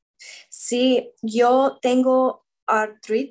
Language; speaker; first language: Spanish; non-native, learner; English